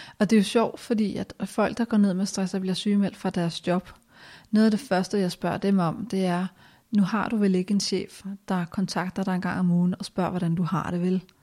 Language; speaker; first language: Danish; native; Danish